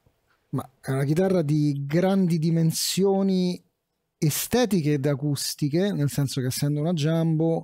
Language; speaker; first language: Italian; native; Italian